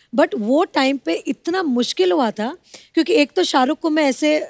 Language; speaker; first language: Hindi; non-native, local second language; Bangla